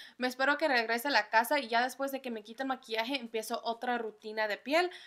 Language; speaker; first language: Spanish; early bilingual, heritage; Spanish